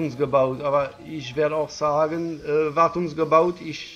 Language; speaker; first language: German; non-native, learner; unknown